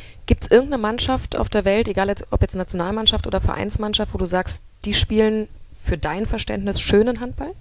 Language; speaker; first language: German; native; German